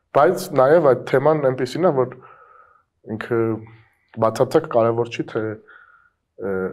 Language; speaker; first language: Armenian; native; Armenian